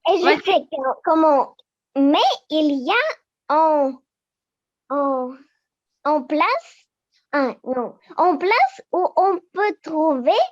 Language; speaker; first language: French; non-native, learner; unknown